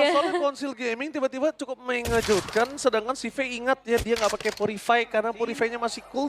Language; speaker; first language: Indonesian; native; Indonesian